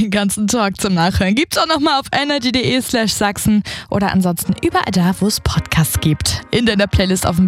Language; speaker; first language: German; native; German